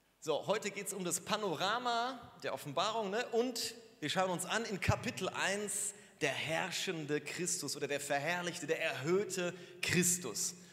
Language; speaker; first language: German; native; German